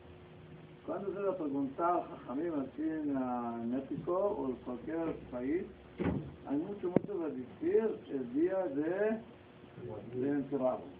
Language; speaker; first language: Spanish; non-native, learner; Hebrew